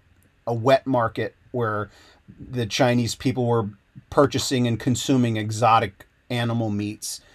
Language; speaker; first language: English; native; English